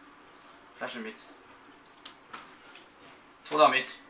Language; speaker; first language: Swedish; native; Swedish